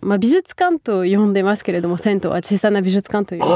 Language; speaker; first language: Japanese; non-native, fluent; French